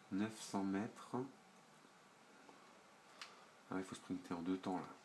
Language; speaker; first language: French; native; French